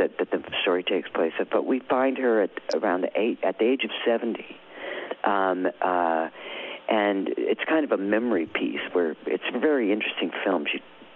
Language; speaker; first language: English; native; English